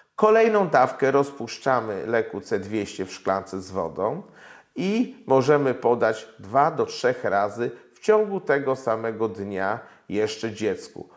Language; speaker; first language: Polish; native; Polish